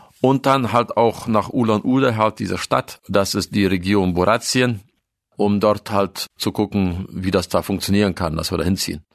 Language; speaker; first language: German; early bilingual, other home language; Russian